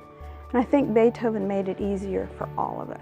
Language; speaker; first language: English; native; English